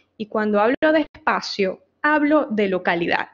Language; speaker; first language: Spanish; native; Spanish